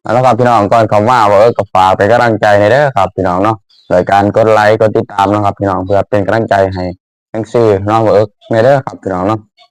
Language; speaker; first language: Thai; native; Thai